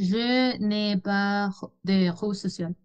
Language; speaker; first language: French; non-native, learner; Spanish